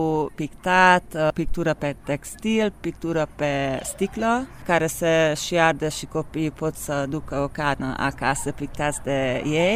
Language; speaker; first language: Romanian; non-native, local second language; Hungarian